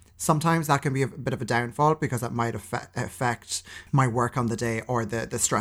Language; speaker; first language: English; native; English